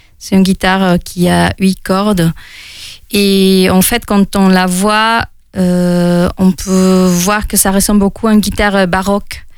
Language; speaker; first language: French; non-native, fluent; Spanish